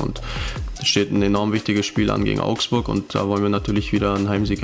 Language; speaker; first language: German; native; German